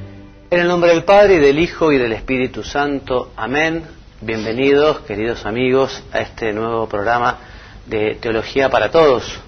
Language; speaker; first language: Spanish; native; Spanish